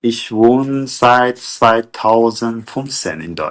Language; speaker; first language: German; non-native, fluent; Kurdish